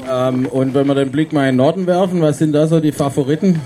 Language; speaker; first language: German; native; German